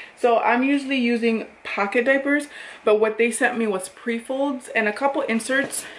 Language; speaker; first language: English; native; English